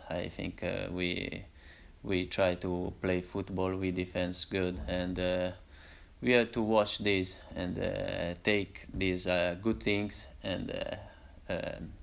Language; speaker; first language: English; non-native, learner; Italian